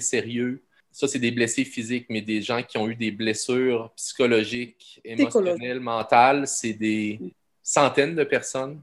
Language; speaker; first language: French; native; French